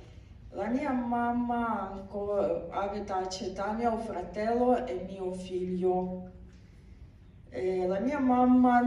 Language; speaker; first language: Italian; non-native, learner; Ukrainian